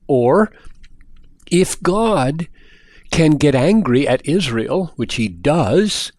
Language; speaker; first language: English; native; English